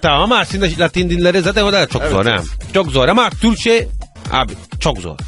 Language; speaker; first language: Turkish; non-native, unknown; Italian